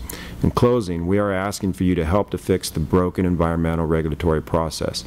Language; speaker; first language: English; native; English